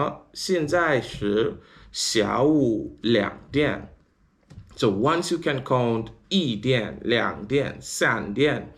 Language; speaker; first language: Chinese; non-native, learner; English